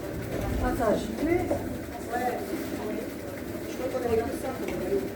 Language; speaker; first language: French; native; French